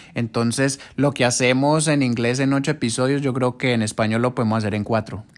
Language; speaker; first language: Spanish; early bilingual, heritage; Spanish